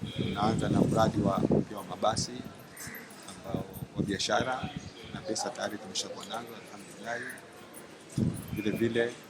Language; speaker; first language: Swahili; native; Swahili